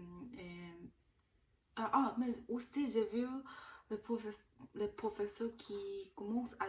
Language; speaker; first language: French; non-native, learner; Korean